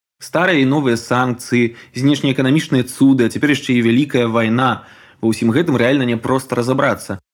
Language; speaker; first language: Belarusian; native; Belarusian